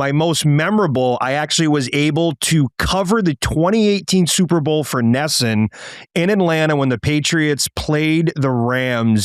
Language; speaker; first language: English; native; English